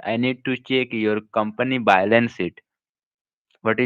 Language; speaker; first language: English; non-native, local second language; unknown